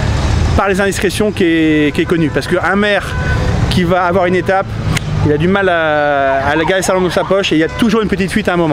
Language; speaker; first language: French; native; French